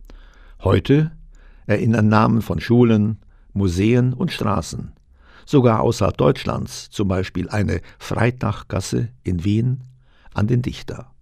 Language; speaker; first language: German; native; German